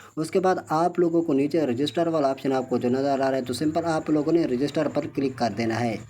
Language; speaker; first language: Urdu; non-native, local second language; Punjabi